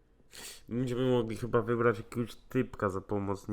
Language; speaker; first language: Polish; native; Polish